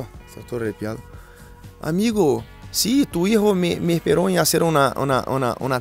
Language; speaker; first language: Spanish; non-native, fluent; Portuguese